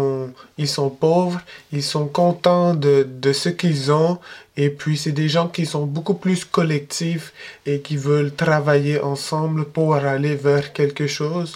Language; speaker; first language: French; early bilingual, other home language; Spanish